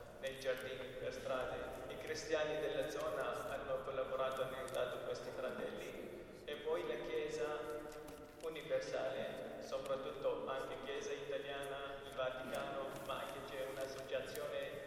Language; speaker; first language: Italian; non-native, fluent; Kurdish